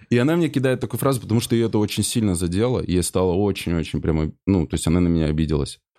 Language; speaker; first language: Russian; native; Russian